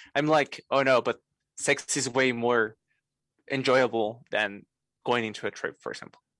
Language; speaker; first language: English; non-native, fluent; Spanish